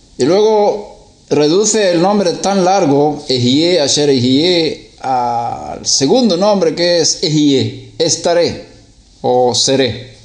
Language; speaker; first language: Spanish; non-native, fluent; Swedish